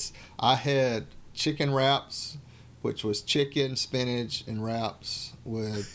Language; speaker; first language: English; native; English